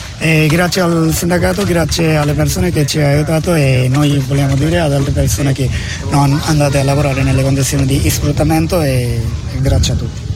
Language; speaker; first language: Italian; non-native, learner; Bangla